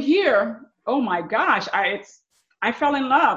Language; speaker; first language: English; non-native, fluent; Haitian Creole